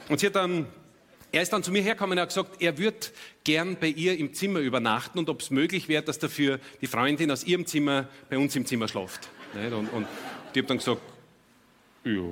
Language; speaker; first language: German; native; German